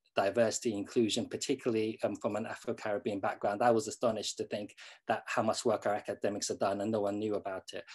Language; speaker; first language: English; native; English